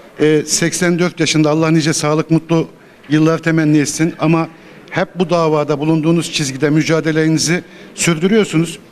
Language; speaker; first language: Turkish; native; Turkish